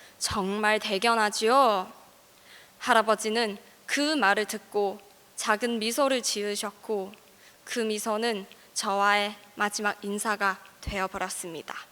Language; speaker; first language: Korean; non-native, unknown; Cantonese